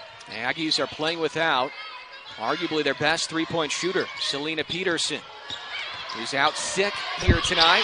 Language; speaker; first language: English; native; English